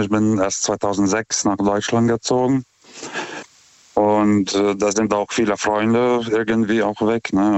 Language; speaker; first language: German; non-native, fluent; Lithuanian